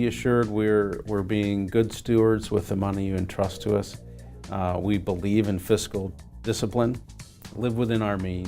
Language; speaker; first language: English; native; English